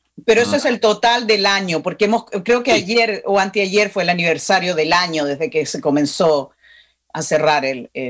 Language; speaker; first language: Spanish; native; Spanish